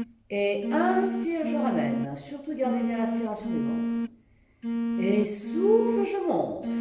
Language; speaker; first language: French; native; French